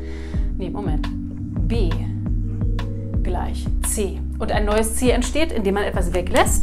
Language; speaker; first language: German; native; German